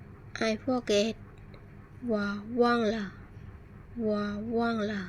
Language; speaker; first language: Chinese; non-native, learner; Khmer